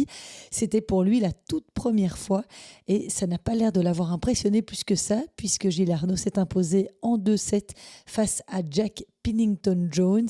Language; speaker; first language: French; native; French